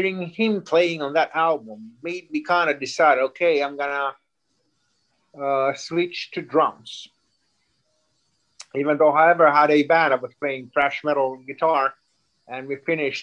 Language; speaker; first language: English; non-native, fluent; Swedish